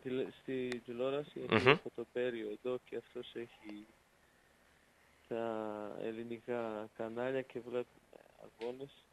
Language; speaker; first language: Greek; non-native, fluent; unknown